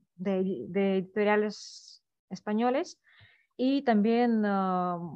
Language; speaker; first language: Spanish; non-native, fluent; Russian